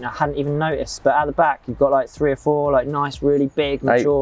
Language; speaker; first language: English; native; English